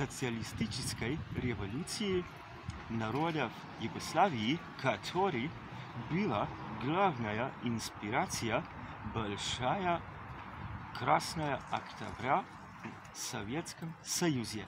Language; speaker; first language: Russian; non-native, learner; Slovenian